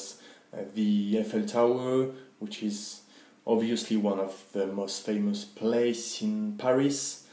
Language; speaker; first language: English; non-native, fluent; French